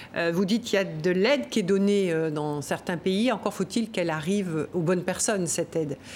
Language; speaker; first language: French; native; French